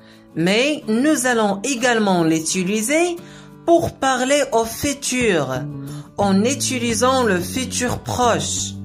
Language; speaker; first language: French; non-native, local second language; Arabic